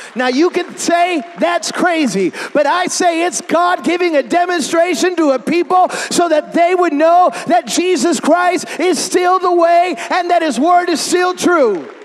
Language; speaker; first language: English; native; English